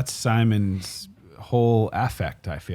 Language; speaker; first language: English; native; English